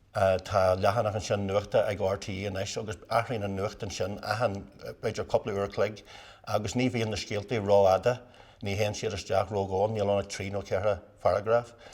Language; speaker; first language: Irish; non-native, local second language; English